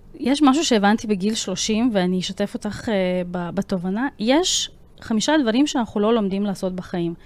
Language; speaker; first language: Hebrew; early bilingual, other home language; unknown